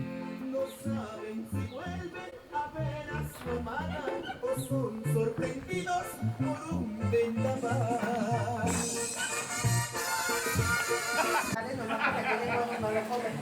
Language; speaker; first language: Spanish; native; Spanish